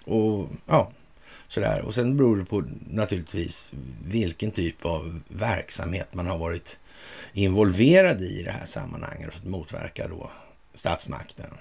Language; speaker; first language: Swedish; native; Swedish